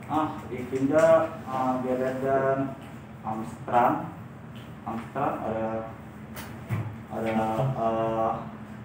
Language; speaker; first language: German; non-native, learner; Indonesian